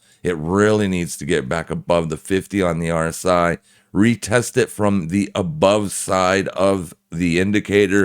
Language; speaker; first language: English; native; English